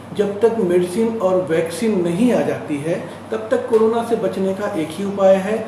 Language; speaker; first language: Hindi; non-native, local second language; Marathi